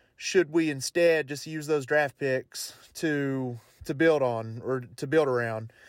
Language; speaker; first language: English; native; English